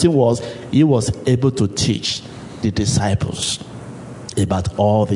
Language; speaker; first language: English; non-native, local second language; Yoruba